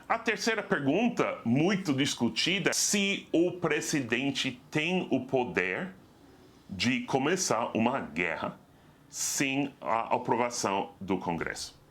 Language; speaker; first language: Portuguese; non-native, fluent; English